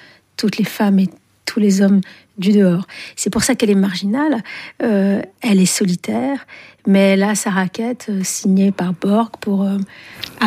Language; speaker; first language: French; native; French